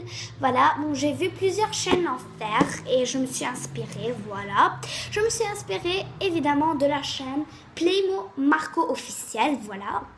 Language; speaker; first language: French; native; French